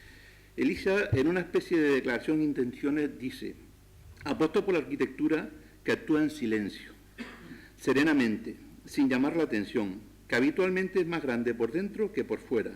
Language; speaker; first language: Spanish; native; Spanish